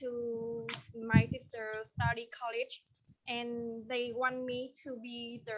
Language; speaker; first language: English; non-native, learner; Vietnamese